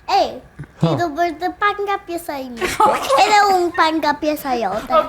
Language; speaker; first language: Albanian; early bilingual, heritage; Albanian